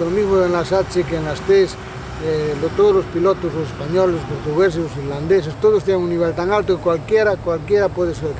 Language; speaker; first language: Spanish; native; Spanish